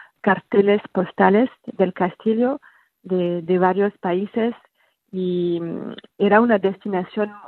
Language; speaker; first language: Spanish; non-native, fluent; French